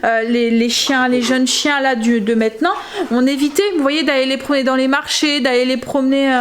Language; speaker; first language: French; native; French